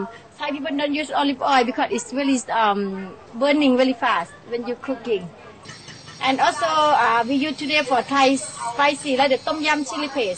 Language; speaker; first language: English; non-native, learner; Thai